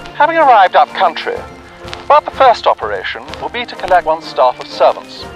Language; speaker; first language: English; native; English